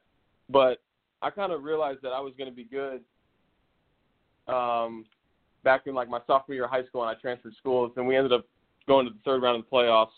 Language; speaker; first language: English; native; English